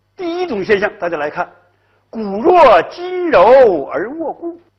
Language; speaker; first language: Chinese; native; Chinese